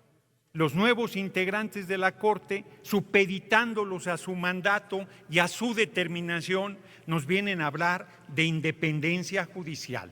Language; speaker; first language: Spanish; native; Spanish